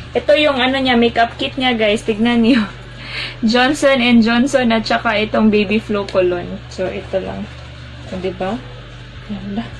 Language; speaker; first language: Filipino; non-native, local second language; Cebuano